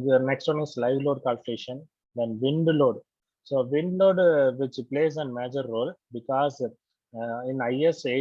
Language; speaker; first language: English; non-native, local second language; Tamil